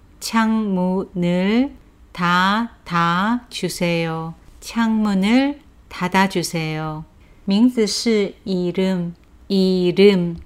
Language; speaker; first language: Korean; non-native, fluent; Chinese